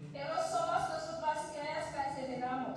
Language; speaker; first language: Spanish; non-native, learner; French